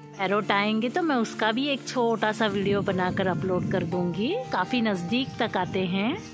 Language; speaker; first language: Hindi; native; Hindi